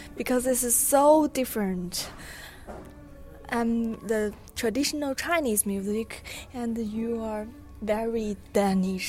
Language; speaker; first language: English; non-native, learner; Chinese